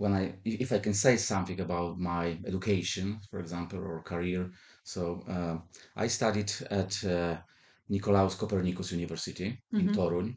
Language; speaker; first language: English; non-native, fluent; Polish